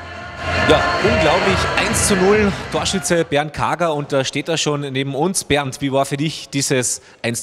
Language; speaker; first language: German; native; German